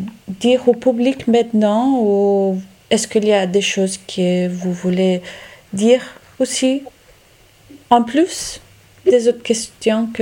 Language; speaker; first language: French; non-native, learner; Italian